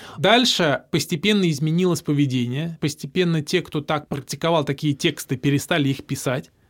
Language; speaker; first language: Russian; native; Russian